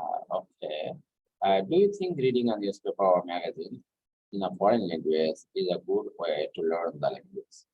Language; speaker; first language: English; non-native, fluent; Bangla